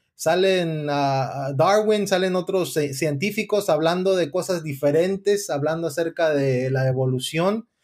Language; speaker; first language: Spanish; early bilingual, heritage; Spanish